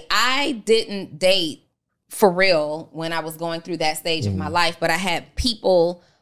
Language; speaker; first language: English; native; English